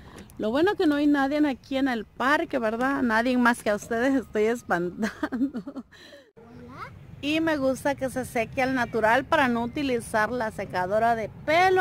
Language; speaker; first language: Spanish; native; Spanish